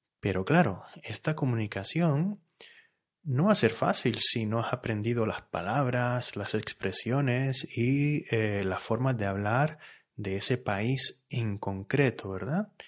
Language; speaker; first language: Spanish; native; Spanish